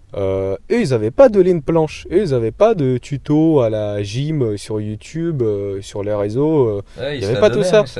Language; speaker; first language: French; non-native, fluent; Ukrainian